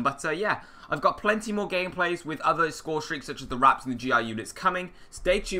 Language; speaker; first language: English; native; English